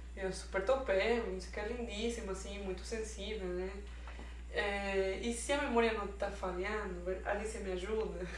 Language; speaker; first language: Portuguese; non-native, fluent; Spanish